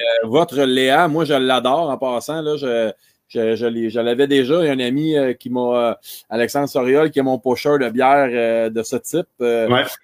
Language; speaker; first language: French; native; French